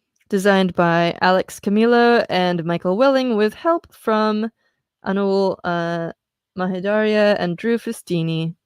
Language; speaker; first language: English; native; English